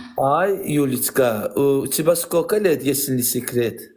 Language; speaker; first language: Russian; non-native, learner; Azerbaijani